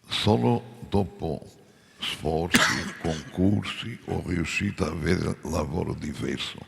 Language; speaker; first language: Italian; non-native, fluent; Portuguese